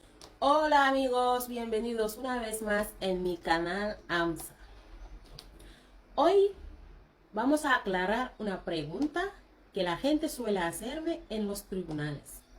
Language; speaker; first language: Spanish; non-native, fluent; Wolof